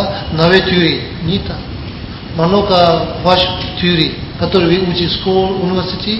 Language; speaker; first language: Russian; non-native, learner; Tibetan